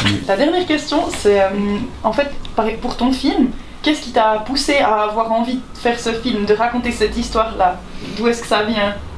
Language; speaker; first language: French; native; French